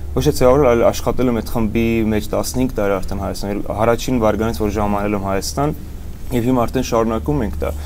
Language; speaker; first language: Armenian; early bilingual, heritage; Armenian